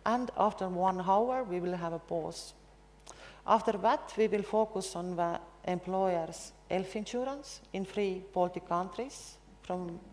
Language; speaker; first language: English; non-native, fluent; Estonian